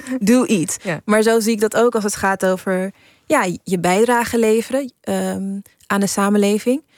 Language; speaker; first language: Dutch; early bilingual, other home language; English